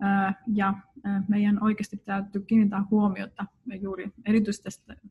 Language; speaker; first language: Finnish; non-native, fluent; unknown